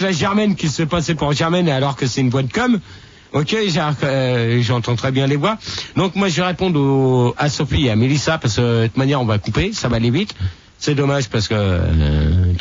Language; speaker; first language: French; native; French